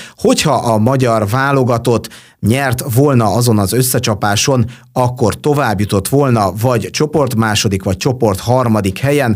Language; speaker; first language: Hungarian; native; Hungarian